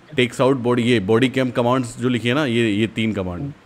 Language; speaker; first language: Hindi; native; Hindi